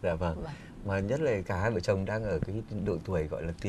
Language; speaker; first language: Vietnamese; native; Vietnamese